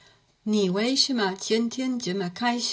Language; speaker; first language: Chinese; non-native, learner; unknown